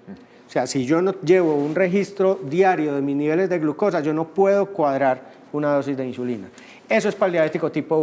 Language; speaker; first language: Spanish; native; Spanish